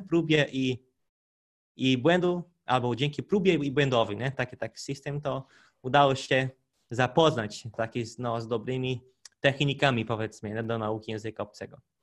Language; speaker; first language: Polish; non-native, fluent; Portuguese